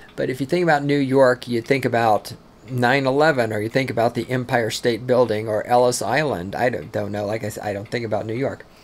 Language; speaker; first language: English; native; English